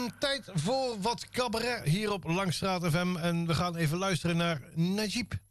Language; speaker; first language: Dutch; native; Dutch